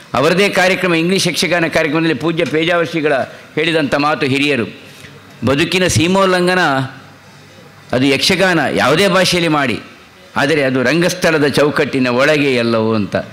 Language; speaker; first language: Kannada; non-native, local second language; Tulu